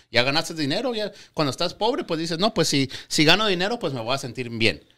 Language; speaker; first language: Spanish; early bilingual, heritage; Spanish